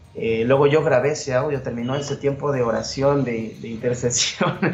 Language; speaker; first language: Spanish; native; Spanish